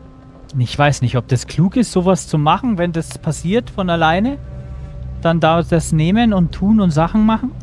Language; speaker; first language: German; native; German